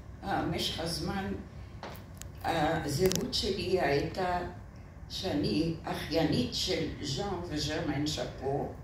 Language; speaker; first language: Hebrew; non-native, fluent; French